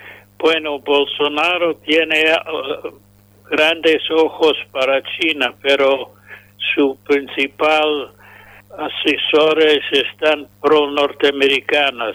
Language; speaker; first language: Spanish; non-native, fluent; English